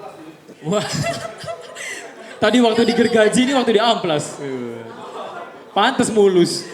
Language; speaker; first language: Indonesian; native; Indonesian